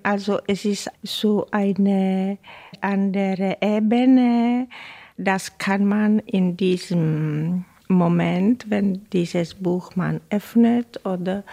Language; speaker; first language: German; non-native, fluent; Czech